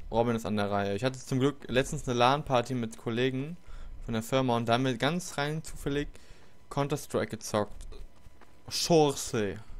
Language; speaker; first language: German; native; German